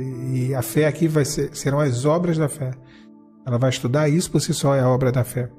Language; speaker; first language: Portuguese; native; Portuguese